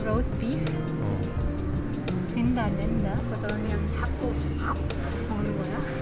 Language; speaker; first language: Korean; non-native, learner; German